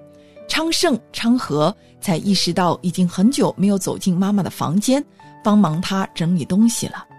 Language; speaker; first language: Chinese; native; Chinese